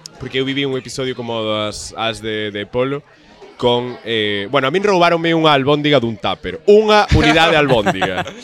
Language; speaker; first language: Galician; non-native, local second language; Spanish